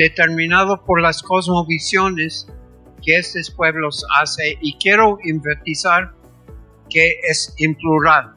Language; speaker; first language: Spanish; non-native, fluent; English